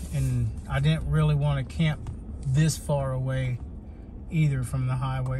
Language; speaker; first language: English; native; English